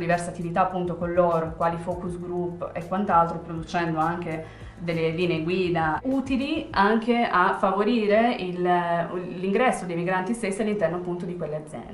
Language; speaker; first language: Italian; native; Italian